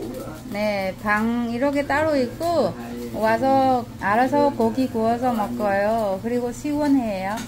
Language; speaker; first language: Korean; non-native, learner; Vietnamese